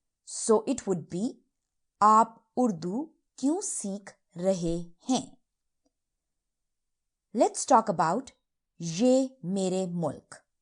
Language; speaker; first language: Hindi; early bilingual, heritage; Urdu